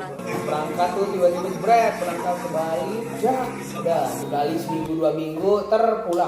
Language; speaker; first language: Indonesian; native; Indonesian